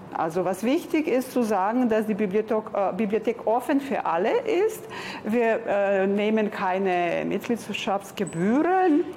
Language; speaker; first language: German; non-native, fluent; Serbian